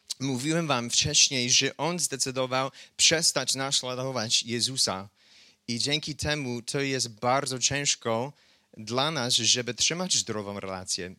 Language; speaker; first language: Polish; non-native, fluent; English